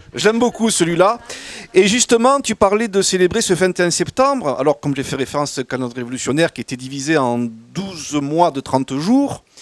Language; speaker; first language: French; native; French